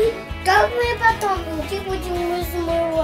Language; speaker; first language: Russian; native; Russian